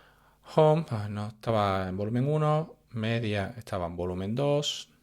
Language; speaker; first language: Spanish; native; Spanish